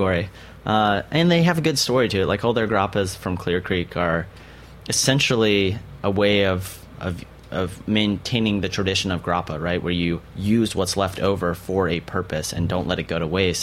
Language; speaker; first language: English; native; English